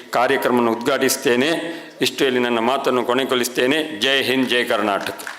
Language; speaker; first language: Kannada; non-native, local second language; Malayalam